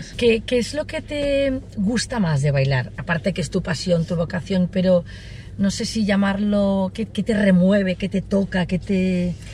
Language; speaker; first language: Spanish; non-native, local second language; Catalan